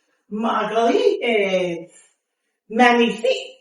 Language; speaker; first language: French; non-native, learner; English